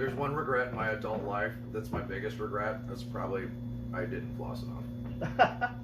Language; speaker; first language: English; native; English